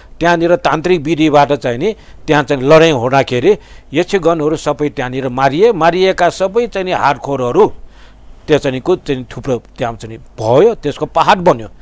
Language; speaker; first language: Nepali; non-native, local second language; Newari